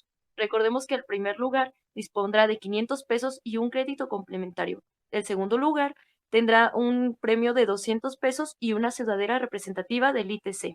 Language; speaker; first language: Spanish; native; Spanish